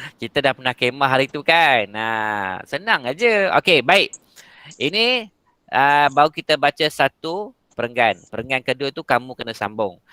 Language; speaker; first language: Malay; native; Malay